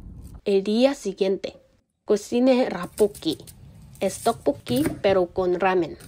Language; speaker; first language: Spanish; non-native, learner; Korean